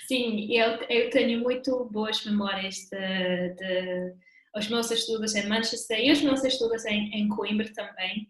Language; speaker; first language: Portuguese; non-native, fluent; English